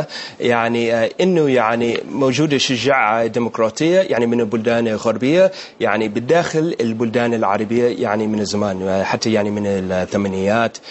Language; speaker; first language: Arabic; non-native, learner; English